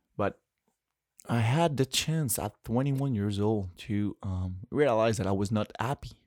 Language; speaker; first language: English; non-native, fluent; French